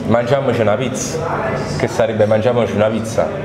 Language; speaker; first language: Italian; non-native, local second language; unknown